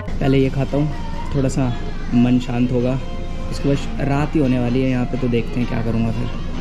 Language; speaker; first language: Hindi; native; Hindi